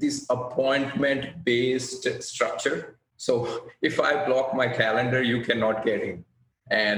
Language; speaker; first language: English; non-native, local second language; Gujarati